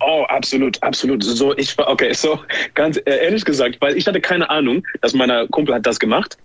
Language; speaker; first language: German; non-native, learner; English